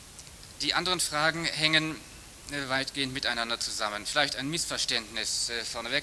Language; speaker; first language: German; native; German